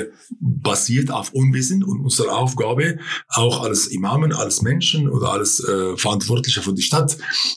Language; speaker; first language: German; non-native, fluent; Arabic